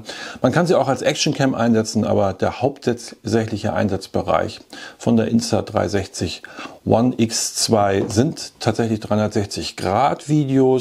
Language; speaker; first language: German; native; German